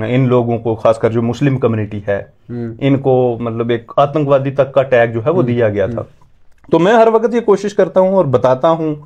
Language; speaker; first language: Hindi; native; Hindi